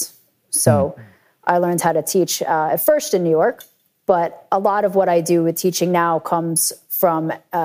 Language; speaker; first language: English; native; English